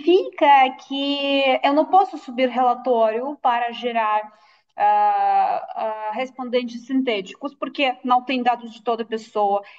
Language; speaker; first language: Portuguese; non-native, fluent; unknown